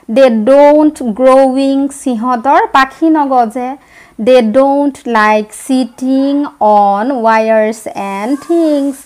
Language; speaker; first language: English; non-native, local second language; Assamese